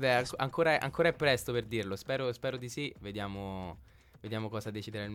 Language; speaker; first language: Italian; native; Italian